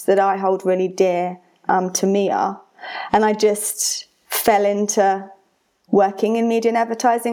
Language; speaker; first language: English; native; English